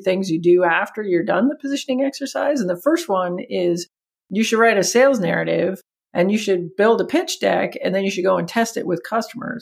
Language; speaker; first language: English; native; English